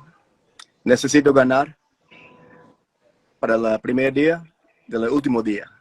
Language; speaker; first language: Spanish; non-native, learner; English